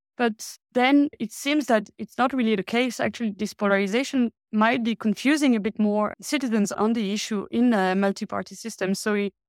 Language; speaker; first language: English; non-native, fluent; French